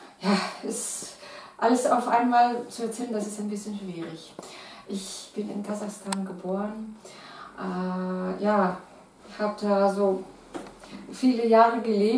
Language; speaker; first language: German; non-native, fluent; Russian